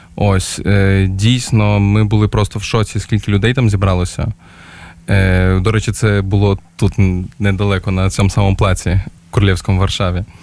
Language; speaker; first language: Ukrainian; native; Ukrainian